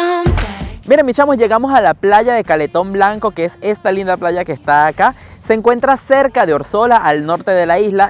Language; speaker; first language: Spanish; native; Spanish